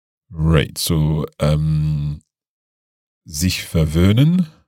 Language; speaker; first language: German; non-native, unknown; English